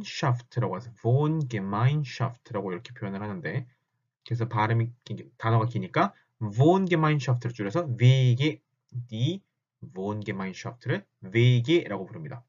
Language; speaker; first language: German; non-native, fluent; Korean